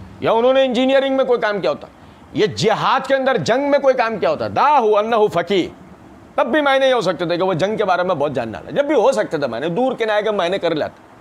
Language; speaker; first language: Urdu; non-native, local second language; Punjabi